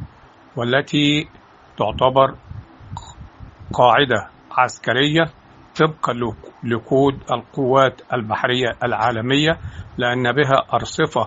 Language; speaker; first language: Arabic; native; Arabic